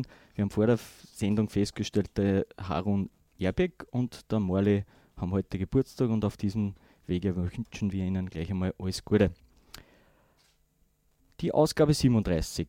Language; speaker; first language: German; native; German